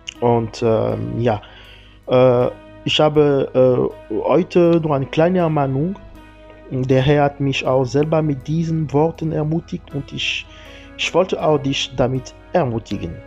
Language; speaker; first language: German; non-native, learner; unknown